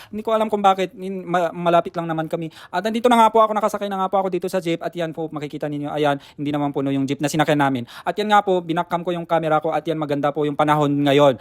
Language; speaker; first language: Filipino; non-native, local second language; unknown